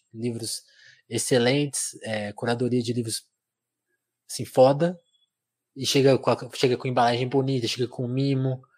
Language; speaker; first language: Portuguese; native; Portuguese